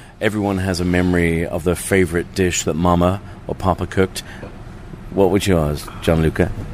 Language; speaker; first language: English; native; English